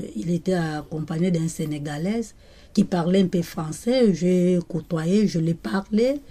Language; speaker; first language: French; non-native, local second language; Lingala